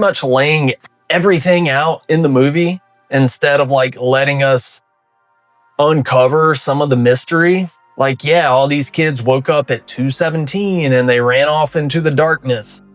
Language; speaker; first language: English; native; English